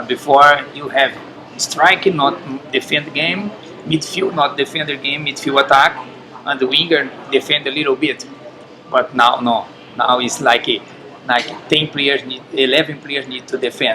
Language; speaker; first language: English; non-native, learner; Portuguese